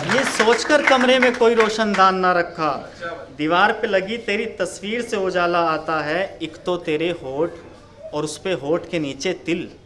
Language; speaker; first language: Hindi; native; Hindi